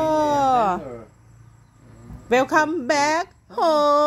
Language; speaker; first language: English; non-native, learner; Thai